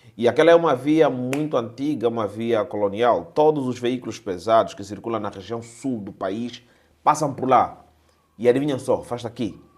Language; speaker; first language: Portuguese; native; Portuguese